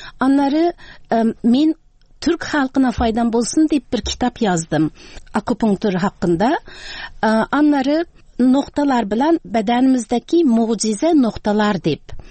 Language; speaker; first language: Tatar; early bilingual, heritage; Tatar